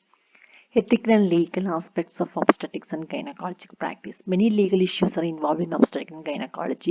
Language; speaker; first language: English; non-native, local second language; Malayalam